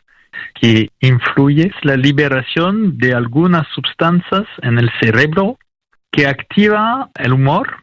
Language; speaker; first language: Spanish; non-native, fluent; French